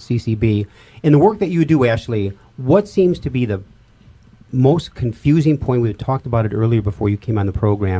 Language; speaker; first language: English; native; English